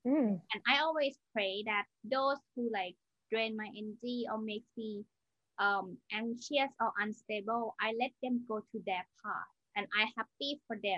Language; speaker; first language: English; non-native, learner; Thai